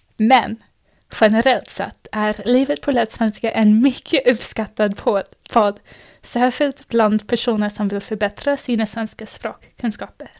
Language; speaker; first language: Swedish; non-native, fluent; English